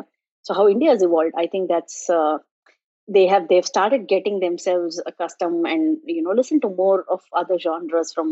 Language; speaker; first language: English; non-native, local second language; Tamil